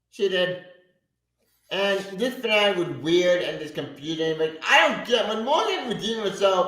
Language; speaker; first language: English; native; English